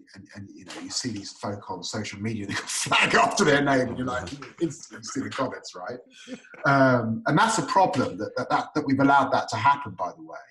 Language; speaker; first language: English; native; English